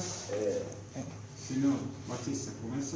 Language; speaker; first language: Portuguese; non-native, fluent; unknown